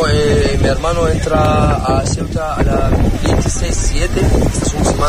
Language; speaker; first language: Spanish; non-native, learner; Arabic